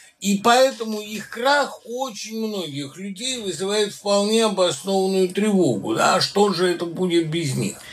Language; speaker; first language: Russian; native; Russian